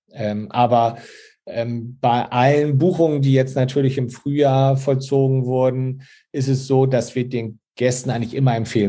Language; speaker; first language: German; native; German